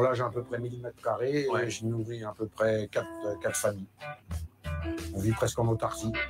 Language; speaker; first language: French; native; French